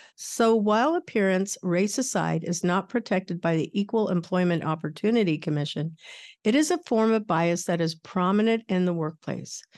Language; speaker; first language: English; native; English